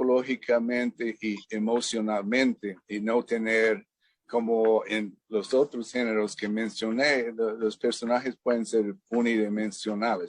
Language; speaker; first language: Spanish; non-native, fluent; English